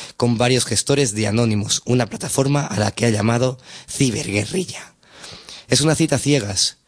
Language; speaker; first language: Spanish; non-native, local second language; Catalan